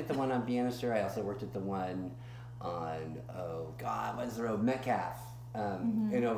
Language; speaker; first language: English; native; English